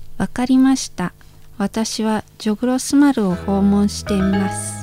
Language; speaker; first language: Japanese; non-native, learner; Indonesian